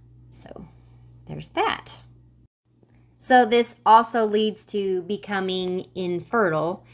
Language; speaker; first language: English; native; English